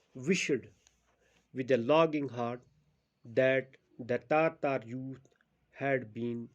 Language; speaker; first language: English; non-native, local second language; Urdu